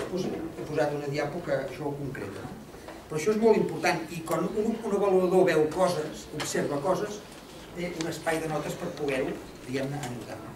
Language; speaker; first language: Catalan; native; Catalan